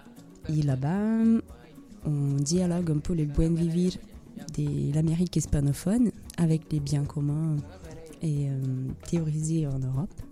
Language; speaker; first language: French; non-native, fluent; Portuguese